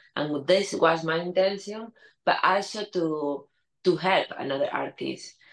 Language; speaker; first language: English; non-native, learner; Spanish